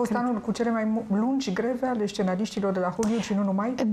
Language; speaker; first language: Romanian; native; Romanian